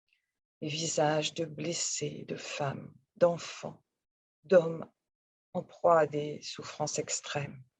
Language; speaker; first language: French; native; French